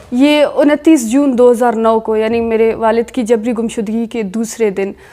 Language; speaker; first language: Urdu; non-native, local second language; Baluchi